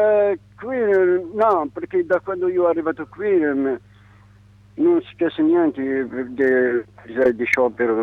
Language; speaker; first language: Italian; non-native, learner; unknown